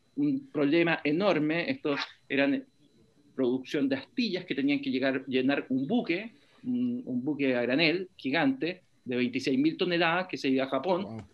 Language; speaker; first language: Spanish; native; Spanish